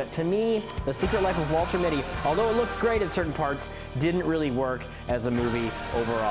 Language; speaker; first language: English; native; English